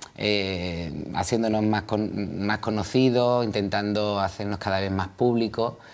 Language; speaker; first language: Spanish; native; Spanish